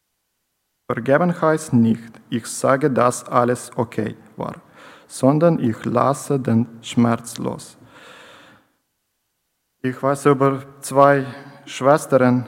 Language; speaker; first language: German; non-native, learner; Ukrainian